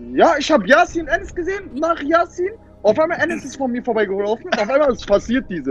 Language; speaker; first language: German; early bilingual, other home language; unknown